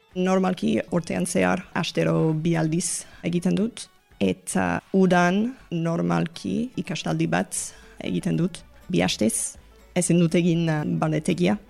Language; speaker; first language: Basque; non-native, learner; English